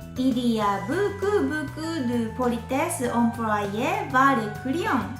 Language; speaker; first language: French; non-native, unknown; Japanese